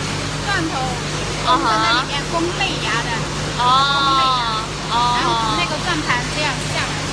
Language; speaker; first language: Chinese; native; Chinese